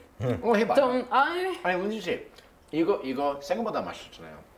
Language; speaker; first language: Korean; non-native, learner; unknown